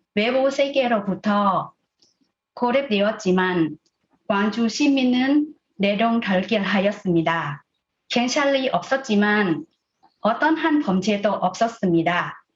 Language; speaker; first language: Korean; non-native, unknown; Thai